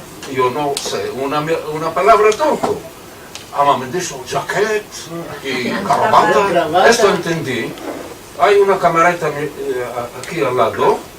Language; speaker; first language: Spanish; early bilingual, heritage; Ladino